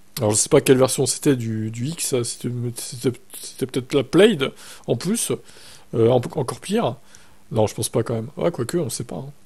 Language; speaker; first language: French; native; French